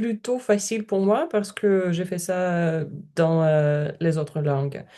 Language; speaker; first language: French; non-native, learner; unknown